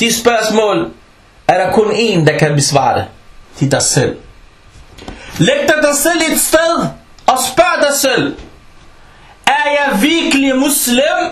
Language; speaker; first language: Danish; early bilingual, other home language; Arabic